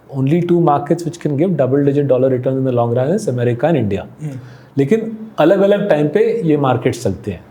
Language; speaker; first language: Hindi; non-native, local second language; Bangla